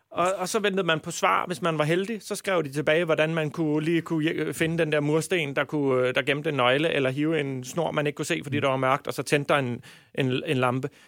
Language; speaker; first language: Danish; native; Danish